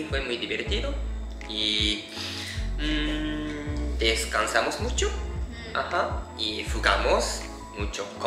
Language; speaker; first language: Spanish; non-native, learner; Japanese